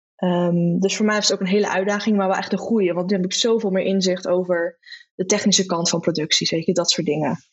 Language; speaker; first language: Dutch; native; Dutch